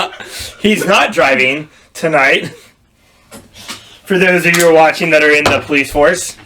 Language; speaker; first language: English; native; English